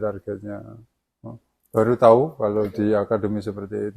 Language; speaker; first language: Indonesian; native; Indonesian